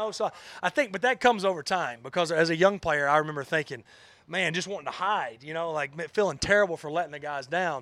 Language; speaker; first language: English; native; English